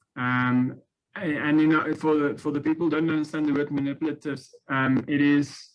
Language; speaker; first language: English; non-native, local second language; Afrikaans